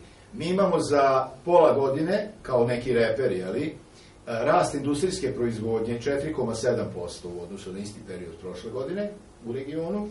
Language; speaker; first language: Serbian; native; Serbian